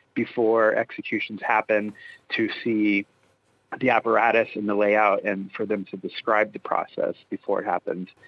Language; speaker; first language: English; native; English